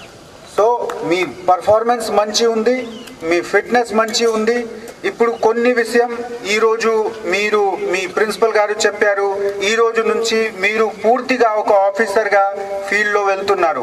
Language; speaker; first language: Telugu; non-native, learner; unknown